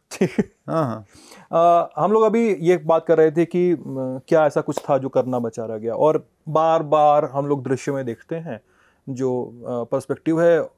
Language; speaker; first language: Hindi; native; Hindi